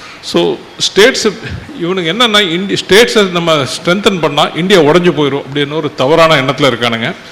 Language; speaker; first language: English; non-native, local second language; Tamil